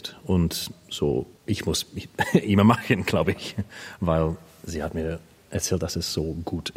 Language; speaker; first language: German; non-native, learner; English